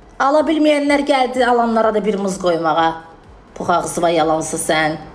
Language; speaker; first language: Azerbaijani; native; Azerbaijani